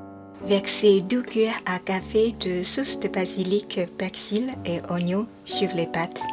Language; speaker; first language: French; non-native, learner; Chinese